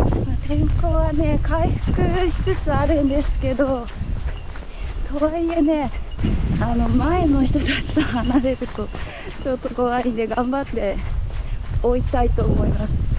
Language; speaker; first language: Japanese; native; Japanese